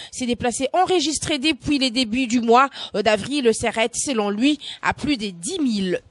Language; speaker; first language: French; non-native, local second language; Lingala